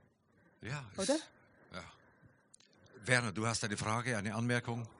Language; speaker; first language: German; native; German